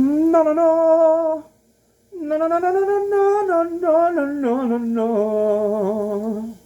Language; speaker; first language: Spanish; early bilingual, heritage; English